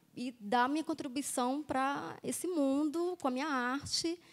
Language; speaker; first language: Portuguese; native; Portuguese